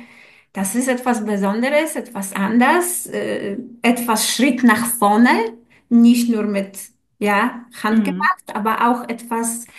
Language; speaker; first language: German; non-native, learner; Polish